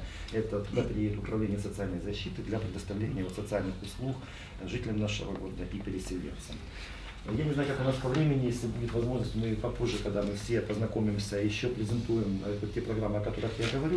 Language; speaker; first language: Russian; native; Russian